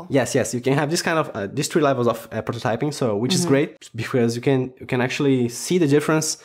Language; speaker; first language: English; non-native, fluent; Portuguese